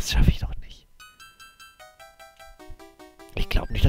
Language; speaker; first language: German; native; German